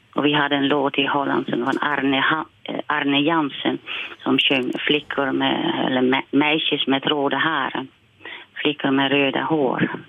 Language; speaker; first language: Swedish; non-native, fluent; Dutch